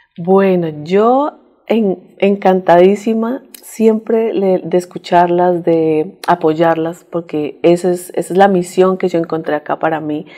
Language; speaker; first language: Spanish; native; Spanish